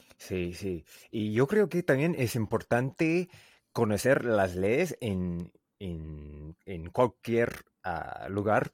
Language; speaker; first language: Spanish; non-native, learner; English